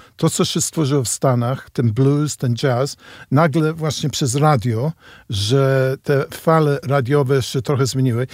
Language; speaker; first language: Polish; non-native, fluent; English